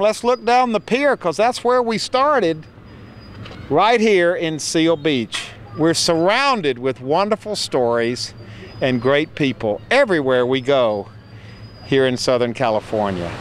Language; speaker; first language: English; native; English